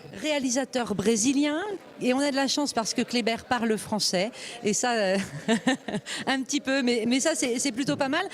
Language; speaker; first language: French; native; French